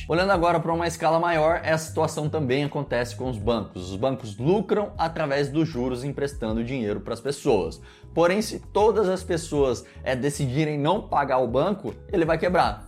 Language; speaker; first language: Portuguese; native; Portuguese